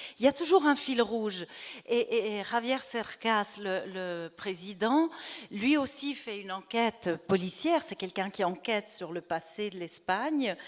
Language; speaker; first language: French; native; French